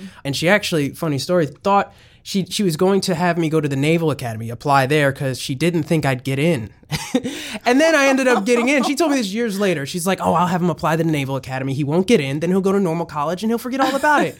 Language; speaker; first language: English; native; English